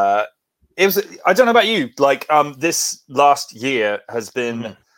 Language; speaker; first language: English; native; English